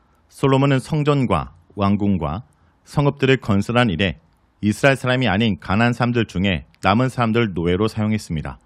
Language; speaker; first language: Korean; native; Korean